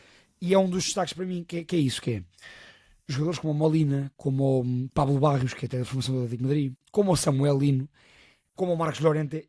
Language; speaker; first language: Portuguese; native; Portuguese